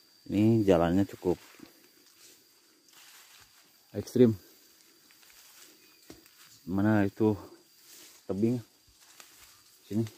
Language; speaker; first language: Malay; non-native, local second language; Sundanese